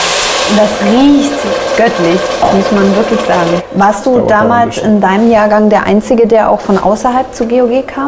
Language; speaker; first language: German; native; German